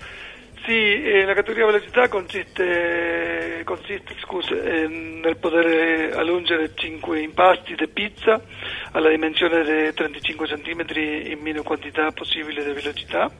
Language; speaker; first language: Italian; non-native, learner; Spanish